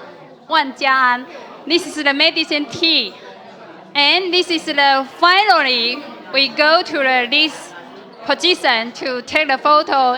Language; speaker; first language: English; non-native, learner; Chinese